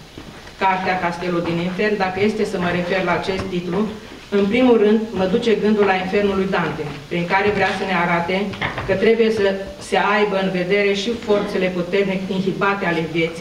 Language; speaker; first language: Romanian; native; Romanian